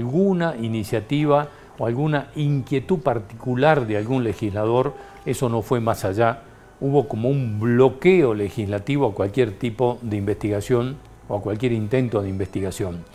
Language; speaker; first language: Spanish; native; Spanish